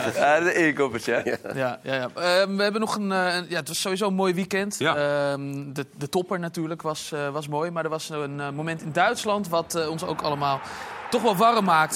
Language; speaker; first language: Dutch; native; Dutch